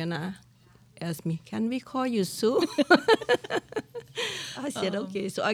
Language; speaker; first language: English; non-native, learner; Lao